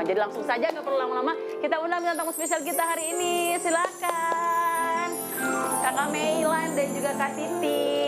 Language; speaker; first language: Indonesian; native; Indonesian